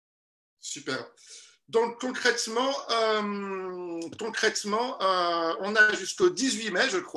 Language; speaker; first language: French; native; French